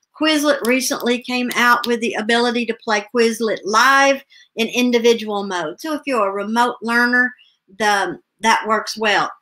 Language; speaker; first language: English; native; English